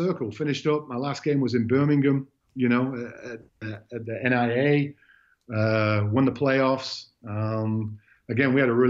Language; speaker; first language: English; native; English